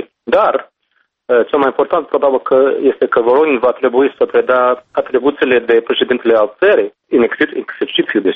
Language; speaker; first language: Romanian; non-native, fluent; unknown